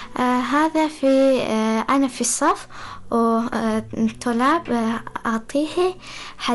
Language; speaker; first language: Arabic; non-native, learner; Persian